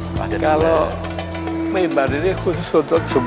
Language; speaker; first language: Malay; non-native, local second language; Javanese